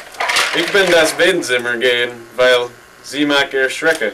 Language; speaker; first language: German; non-native, learner; English